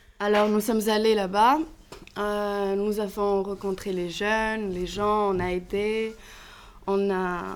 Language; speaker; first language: French; non-native, fluent; Greek